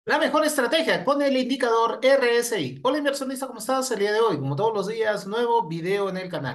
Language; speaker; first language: Spanish; native; Spanish